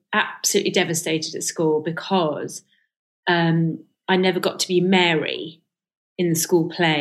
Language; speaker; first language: English; early bilingual, other home language; Persian